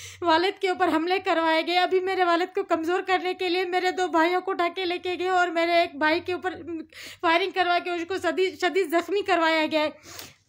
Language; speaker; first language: Urdu; non-native, local second language; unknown